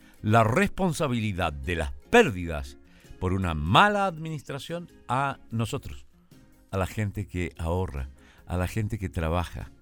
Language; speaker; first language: Spanish; native; Spanish